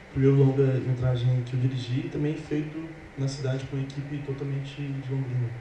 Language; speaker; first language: Portuguese; native; Portuguese